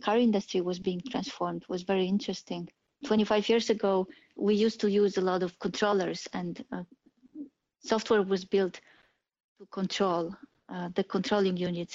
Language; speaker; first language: English; non-native, fluent; Polish